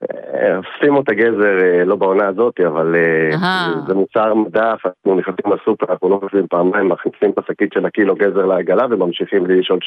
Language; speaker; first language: Hebrew; native; Hebrew